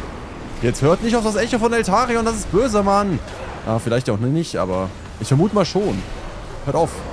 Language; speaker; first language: German; native; German